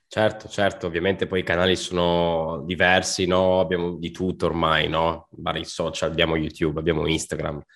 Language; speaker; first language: Italian; native; Italian